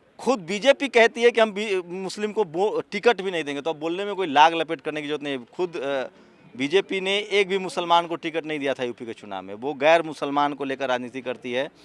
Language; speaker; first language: Hindi; native; Hindi